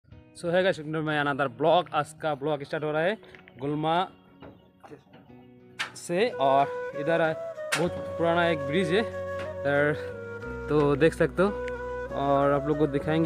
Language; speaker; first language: Hindi; non-native, local second language; Bangla